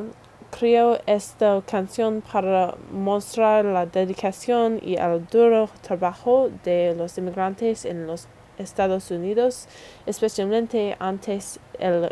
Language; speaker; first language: Spanish; non-native, learner; English